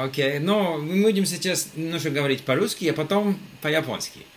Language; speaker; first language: Russian; non-native, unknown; English